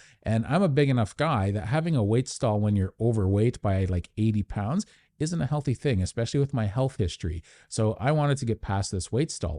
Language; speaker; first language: English; native; English